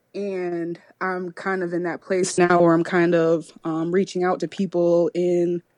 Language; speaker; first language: English; native; English